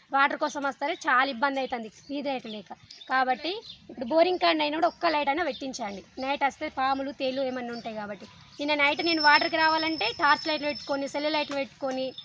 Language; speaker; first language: Telugu; native; Telugu